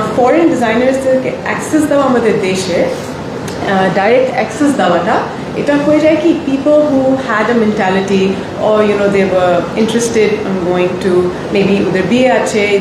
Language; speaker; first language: Bangla; early bilingual, heritage; Bangla